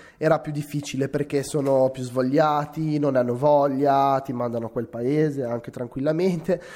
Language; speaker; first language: Italian; native; Italian